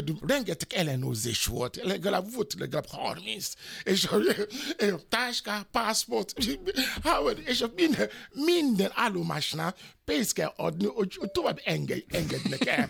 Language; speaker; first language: Hungarian; non-native, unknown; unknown